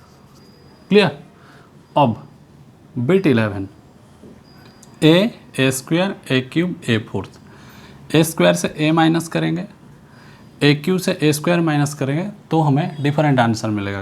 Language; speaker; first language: Hindi; non-native, local second language; Odia